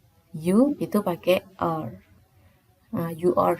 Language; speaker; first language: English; non-native, fluent; Indonesian